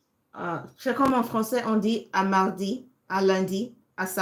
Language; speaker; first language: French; non-native, fluent; English